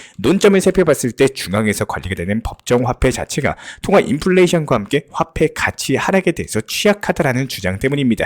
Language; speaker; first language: Korean; native; Korean